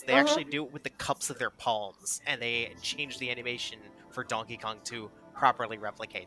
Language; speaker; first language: English; native; English